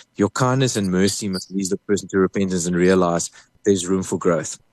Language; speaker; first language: English; native; English